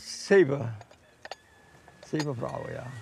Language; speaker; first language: Dutch; non-native, local second language; Papiamento